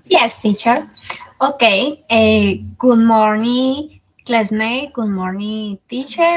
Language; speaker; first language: English; non-native, learner; Spanish